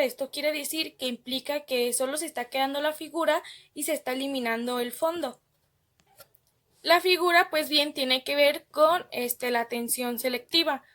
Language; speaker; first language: Spanish; native; Spanish